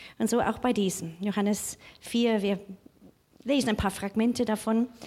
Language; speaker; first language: German; non-native, fluent; English